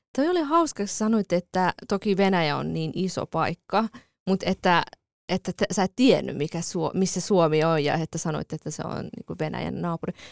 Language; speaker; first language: Finnish; early bilingual, other home language; Kurdish